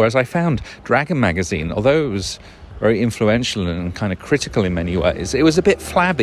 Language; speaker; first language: English; native; English